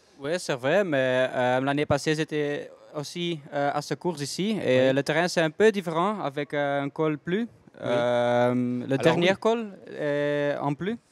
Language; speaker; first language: French; non-native, local second language; Dutch